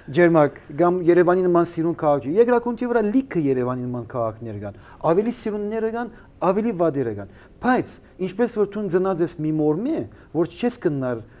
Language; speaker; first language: Armenian; early bilingual, heritage; Armenian